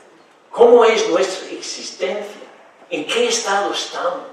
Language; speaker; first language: Spanish; non-native, fluent; English